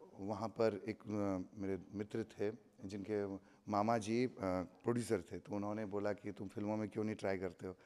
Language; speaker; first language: Hindi; native; Hindi